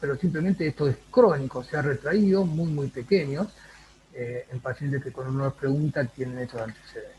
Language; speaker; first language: Spanish; native; Spanish